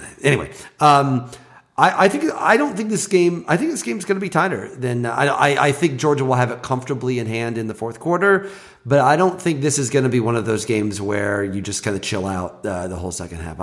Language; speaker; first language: English; native; English